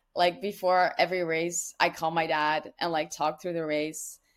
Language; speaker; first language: English; non-native, fluent; Dutch